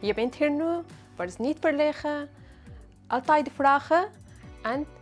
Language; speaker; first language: Dutch; non-native, learner; Arabic